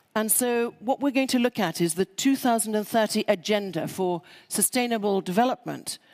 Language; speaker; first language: English; native; English